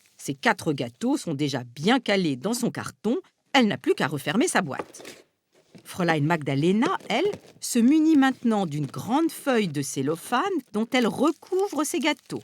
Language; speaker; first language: French; native; French